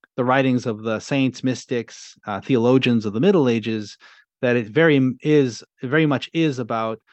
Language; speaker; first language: English; native; English